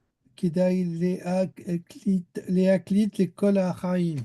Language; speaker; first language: Hebrew; non-native, learner; French